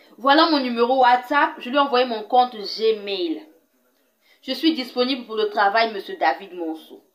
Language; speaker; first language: French; non-native, local second language; Lingala